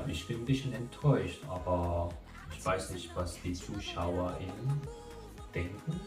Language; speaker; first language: German; non-native, learner; Korean